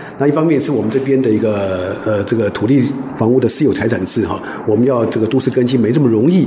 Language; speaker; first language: Chinese; native; Chinese